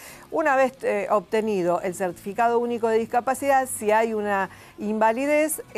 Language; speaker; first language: Spanish; native; Spanish